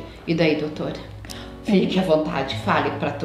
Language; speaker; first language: Portuguese; native; Portuguese